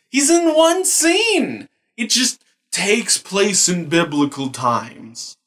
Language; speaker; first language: English; native; English